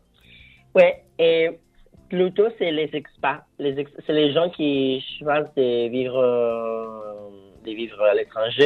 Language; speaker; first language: French; non-native, fluent; Italian